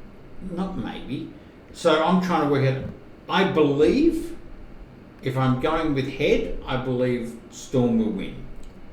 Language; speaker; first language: English; native; English